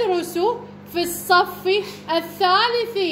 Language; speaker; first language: Arabic; native; Arabic